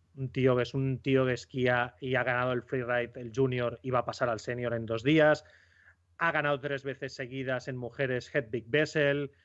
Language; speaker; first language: Spanish; native; Spanish